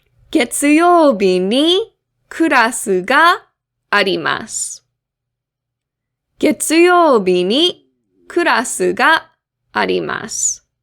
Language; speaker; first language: Japanese; non-native, fluent; English